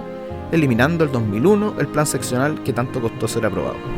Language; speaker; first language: Spanish; native; Spanish